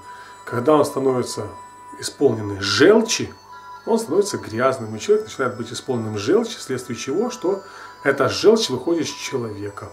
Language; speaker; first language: Russian; native; Russian